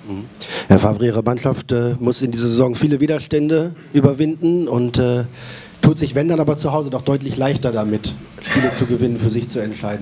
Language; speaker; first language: German; native; German